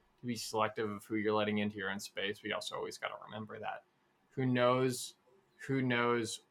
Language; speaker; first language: English; native; English